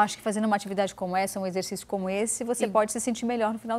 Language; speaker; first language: Portuguese; native; Portuguese